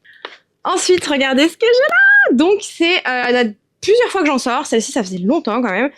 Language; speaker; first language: French; native; French